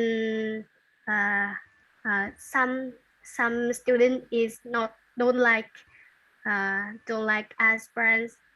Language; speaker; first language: English; non-native, learner; Vietnamese